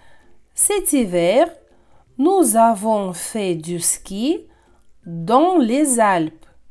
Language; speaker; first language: French; non-native, fluent; Russian